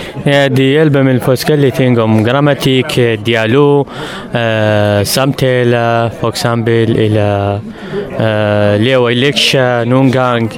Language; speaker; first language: Danish; non-native, learner; Arabic